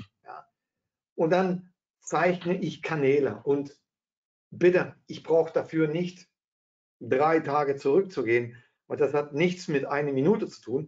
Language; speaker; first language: German; non-native, fluent; Dutch